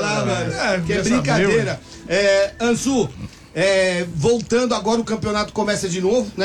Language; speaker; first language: Portuguese; native; Portuguese